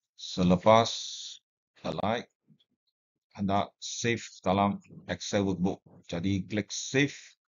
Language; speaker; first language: Malay; non-native, local second language; Chinese